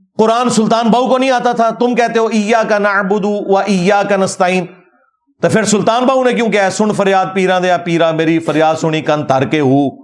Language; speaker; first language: Urdu; non-native, local second language; Punjabi